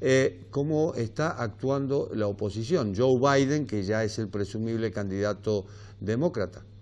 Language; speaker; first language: Spanish; native; Spanish